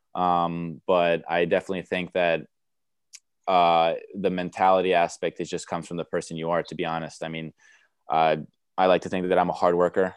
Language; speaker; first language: English; early bilingual, other home language; Romanian